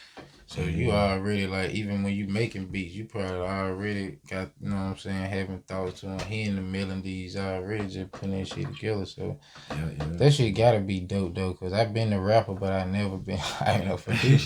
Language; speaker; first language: English; native; English